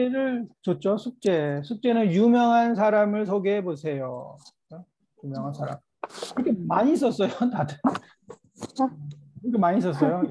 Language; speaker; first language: Korean; native; Korean